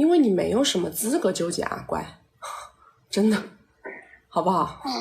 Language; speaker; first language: Chinese; native; Chinese